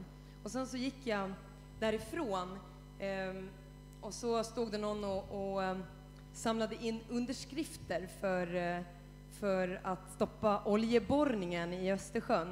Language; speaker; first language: Swedish; native; Swedish